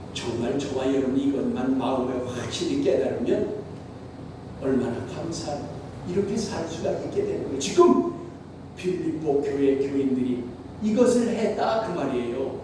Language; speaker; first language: Korean; native; Korean